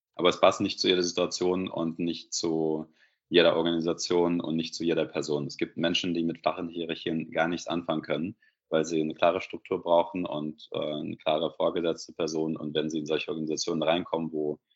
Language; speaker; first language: German; non-native, fluent; Russian